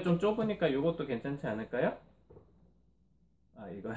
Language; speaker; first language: Korean; native; Korean